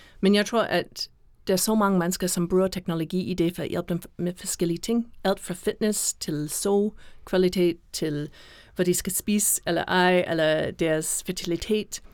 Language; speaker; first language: Danish; non-native, fluent; English